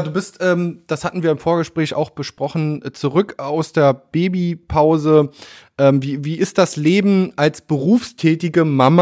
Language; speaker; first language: German; native; German